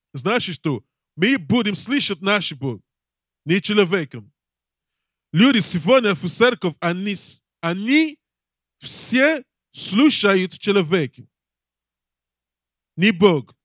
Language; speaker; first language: Russian; non-native, learner; English